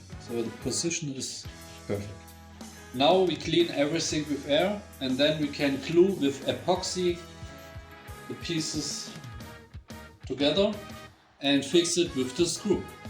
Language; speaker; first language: English; non-native, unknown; German